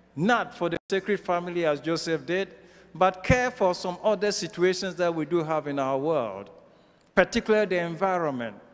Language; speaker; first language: English; non-native, local second language; Akan